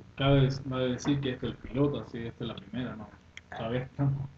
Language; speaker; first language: Spanish; non-native, fluent; Swedish